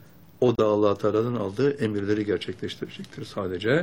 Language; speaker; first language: Turkish; native; Turkish